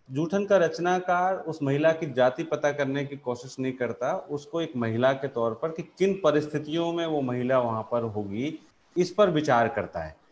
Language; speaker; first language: Hindi; native; Hindi